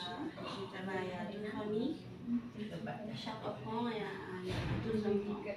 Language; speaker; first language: French; non-native, learner; Filipino